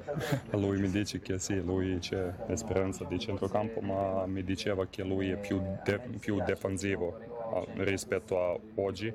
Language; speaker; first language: Italian; non-native, learner; Serbian